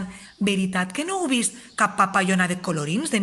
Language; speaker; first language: Catalan; native; Catalan